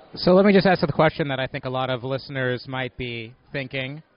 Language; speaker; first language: English; non-native, fluent; Spanish